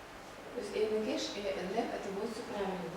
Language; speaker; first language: Russian; native; Russian